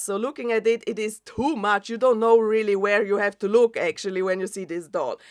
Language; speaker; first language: English; non-native, fluent; German